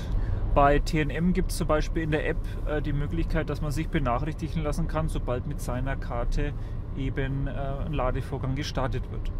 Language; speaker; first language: German; native; German